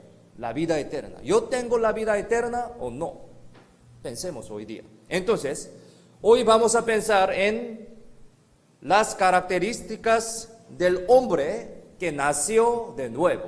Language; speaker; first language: Spanish; non-native, learner; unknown